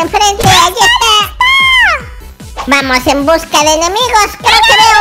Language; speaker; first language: Spanish; native; Spanish